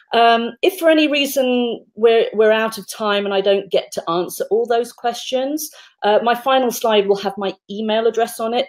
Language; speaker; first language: English; native; English